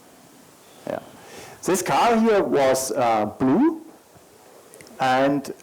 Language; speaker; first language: English; non-native, learner; German